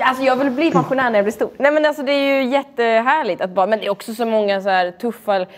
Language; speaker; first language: Swedish; early bilingual, other home language; Russian